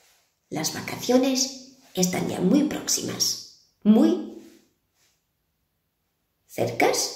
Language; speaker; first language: Spanish; non-native, fluent; Portuguese